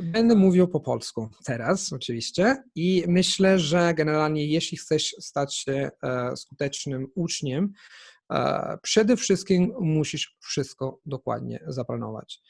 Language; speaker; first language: Polish; non-native, fluent; Italian